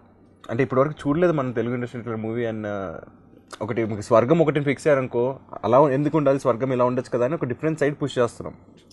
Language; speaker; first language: Telugu; native; Telugu